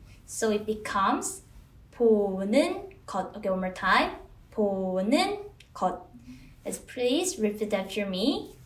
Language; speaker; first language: English; non-native, fluent; Korean